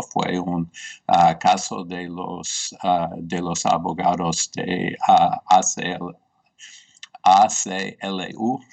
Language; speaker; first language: Spanish; non-native, fluent; English